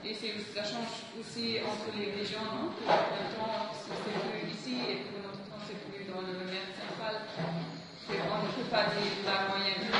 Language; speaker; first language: French; non-native, fluent; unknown